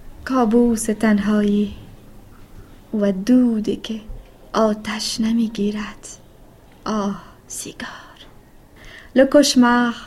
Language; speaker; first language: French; non-native, fluent; Persian